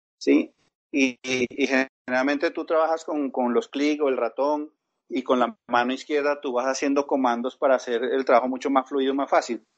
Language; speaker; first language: Spanish; native; Spanish